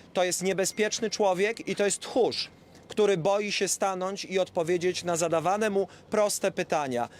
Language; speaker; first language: Polish; native; Polish